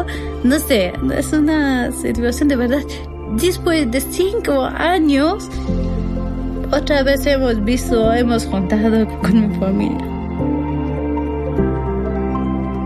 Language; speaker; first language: Spanish; non-native, learner; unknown